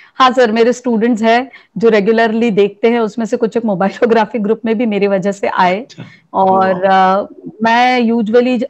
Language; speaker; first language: Hindi; native; Hindi